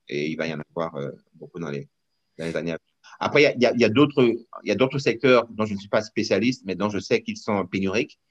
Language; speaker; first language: French; non-native, local second language; Rundi